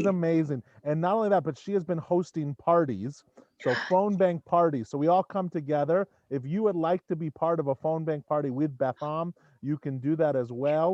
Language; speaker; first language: English; native; English